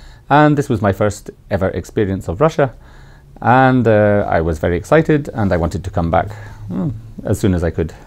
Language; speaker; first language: English; native; English